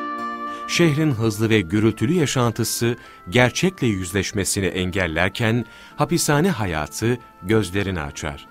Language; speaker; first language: Turkish; native; Turkish